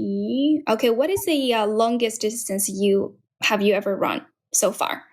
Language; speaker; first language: English; non-native, fluent; Chinese